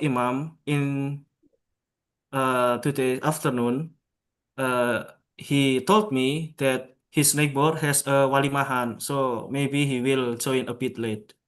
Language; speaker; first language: English; non-native, local second language; Javanese